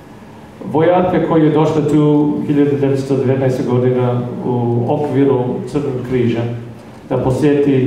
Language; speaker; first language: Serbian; non-native, fluent; English